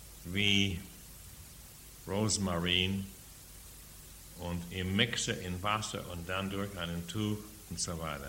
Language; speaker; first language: German; non-native, fluent; English